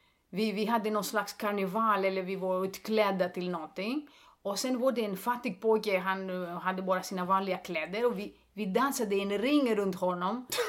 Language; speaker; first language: Swedish; non-native, fluent; Greek